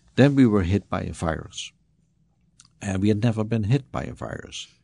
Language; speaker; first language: English; non-native, fluent; Dutch